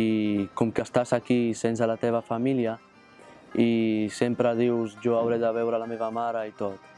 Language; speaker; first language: Catalan; non-native, fluent; Arabic